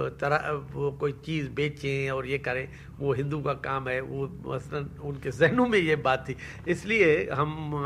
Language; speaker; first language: Urdu; non-native, local second language; Sindhi